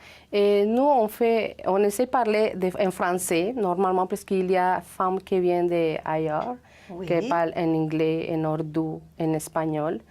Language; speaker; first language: French; non-native, fluent; Spanish